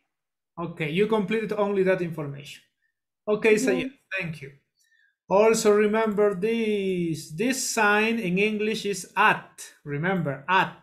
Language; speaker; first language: English; non-native, learner; Spanish